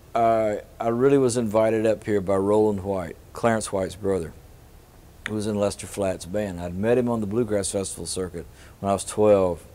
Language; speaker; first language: English; native; English